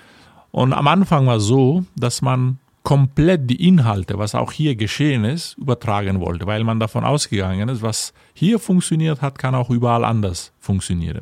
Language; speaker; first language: German; non-native, fluent; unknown